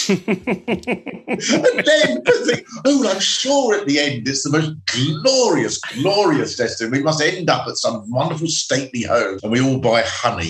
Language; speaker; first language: English; native; English